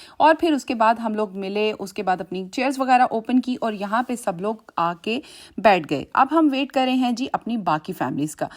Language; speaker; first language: Urdu; native; Urdu